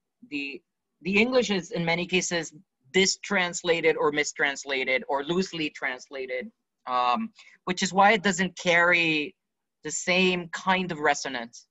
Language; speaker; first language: English; non-native, local second language; Spanish